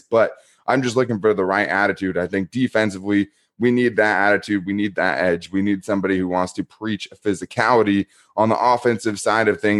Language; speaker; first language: English; native; English